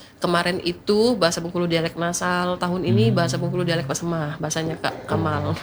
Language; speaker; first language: Indonesian; native; Indonesian